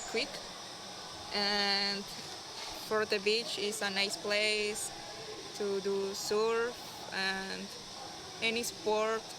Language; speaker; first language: English; non-native, learner; Spanish